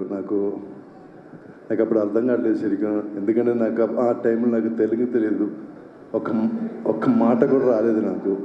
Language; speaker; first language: Telugu; non-native, local second language; Malayalam